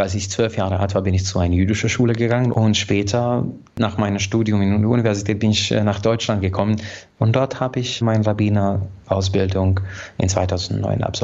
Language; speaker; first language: German; non-native, fluent; Hungarian